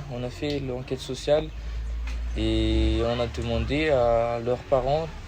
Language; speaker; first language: French; non-native, local second language; Malagasy